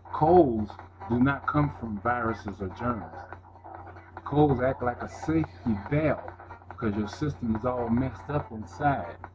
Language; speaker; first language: English; native; English